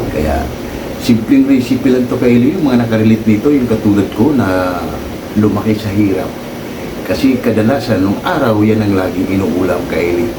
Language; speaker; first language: Filipino; non-native, local second language; Cebuano